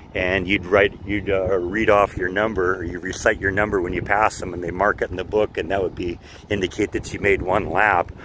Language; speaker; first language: English; native; English